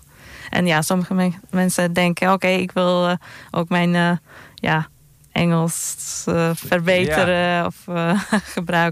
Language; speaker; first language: Dutch; non-native, fluent; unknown